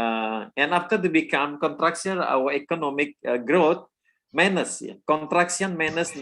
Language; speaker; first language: English; non-native, learner; Indonesian